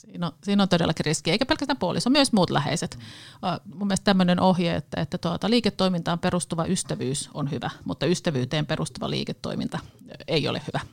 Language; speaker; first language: Finnish; native; Finnish